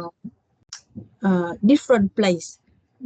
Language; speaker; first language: English; non-native, learner; Vietnamese